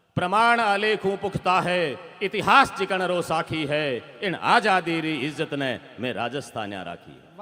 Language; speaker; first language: Hindi; non-native, local second language; Rajasthani